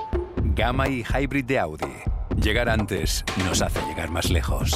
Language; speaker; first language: Spanish; native; Spanish